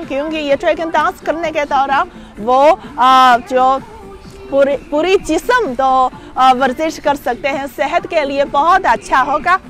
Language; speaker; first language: Hindi; non-native, fluent; Chinese